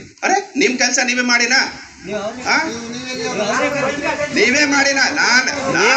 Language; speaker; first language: Kannada; non-native, learner; Hindi